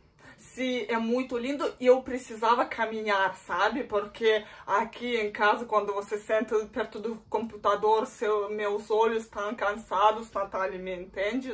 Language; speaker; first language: Portuguese; non-native, learner; Russian